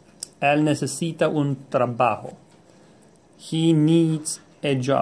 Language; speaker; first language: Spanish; non-native, learner; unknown